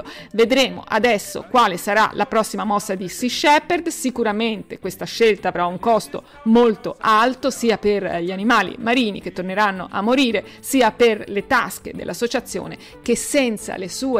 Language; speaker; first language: Italian; native; Italian